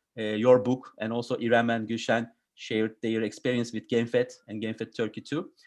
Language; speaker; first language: English; non-native, learner; Turkish